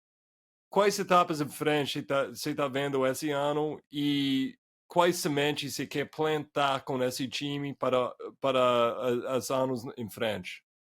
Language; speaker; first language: Portuguese; non-native, fluent; English